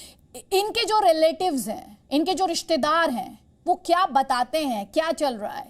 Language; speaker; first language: Hindi; native; Hindi